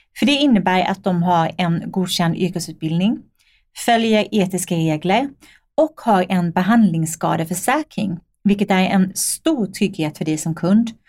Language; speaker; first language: Swedish; native; Swedish